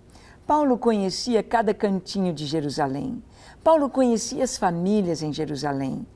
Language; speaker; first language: Portuguese; native; Portuguese